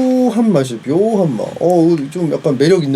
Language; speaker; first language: Korean; native; Korean